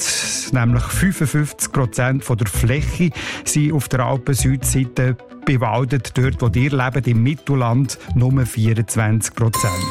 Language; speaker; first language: German; native; German